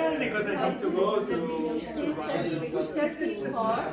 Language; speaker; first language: English; non-native, learner; Spanish